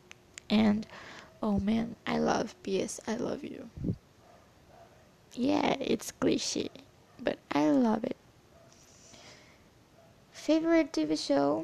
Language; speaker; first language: English; non-native, learner; Portuguese